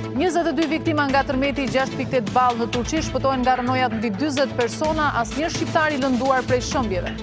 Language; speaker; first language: Albanian; native; Albanian